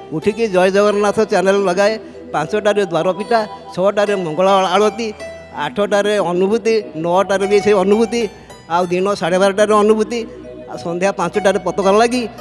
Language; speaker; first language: Odia; native; Odia